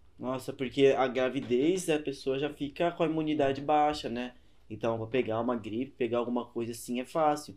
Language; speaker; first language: Portuguese; native; Portuguese